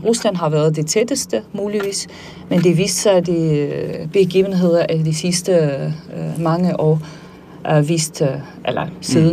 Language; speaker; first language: Danish; non-native, fluent; Armenian